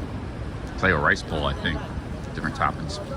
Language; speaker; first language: English; native; English